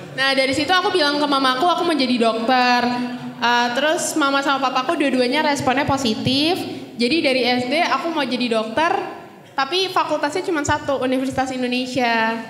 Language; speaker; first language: Indonesian; native; Indonesian